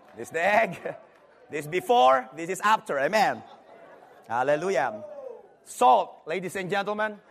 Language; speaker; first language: English; non-native, local second language; Filipino